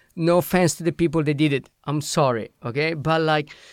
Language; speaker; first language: English; non-native, fluent; Italian